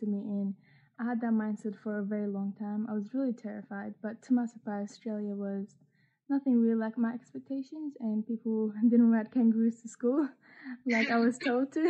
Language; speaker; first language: English; early bilingual, other home language; Persian